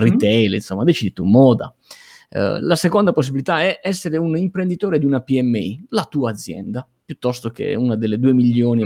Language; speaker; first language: Italian; native; Italian